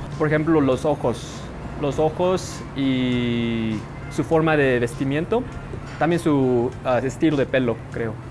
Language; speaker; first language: Spanish; non-native, fluent; Korean